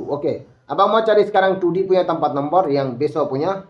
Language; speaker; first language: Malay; non-native, learner; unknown